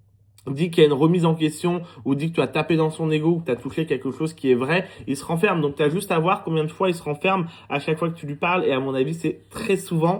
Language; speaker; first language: French; native; French